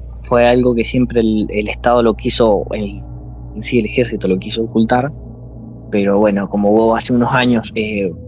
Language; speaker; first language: Spanish; native; Spanish